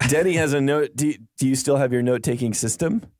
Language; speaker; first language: English; native; English